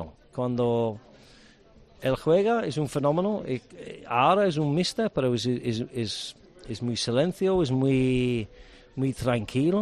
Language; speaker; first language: Spanish; non-native, learner; English